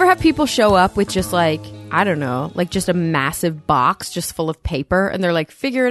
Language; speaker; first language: English; native; English